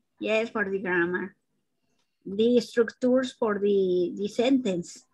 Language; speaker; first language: English; non-native, learner; Spanish